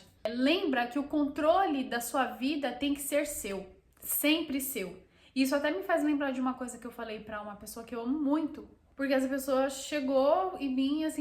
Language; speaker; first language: Portuguese; native; Portuguese